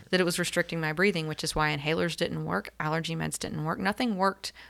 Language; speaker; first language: English; native; English